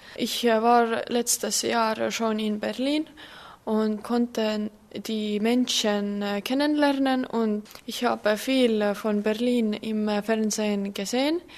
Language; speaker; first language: German; non-native, learner; Estonian